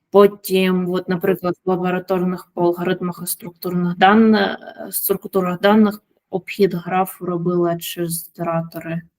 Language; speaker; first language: Ukrainian; native; Ukrainian